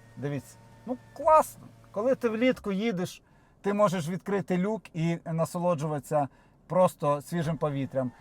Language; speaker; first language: Ukrainian; non-native, local second language; Russian